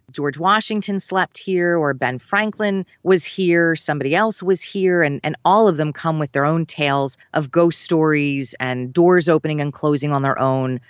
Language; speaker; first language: English; native; English